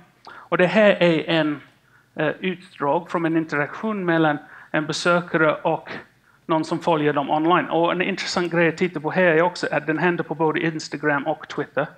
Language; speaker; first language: Swedish; non-native, fluent; English